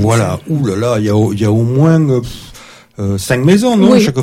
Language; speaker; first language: French; native; French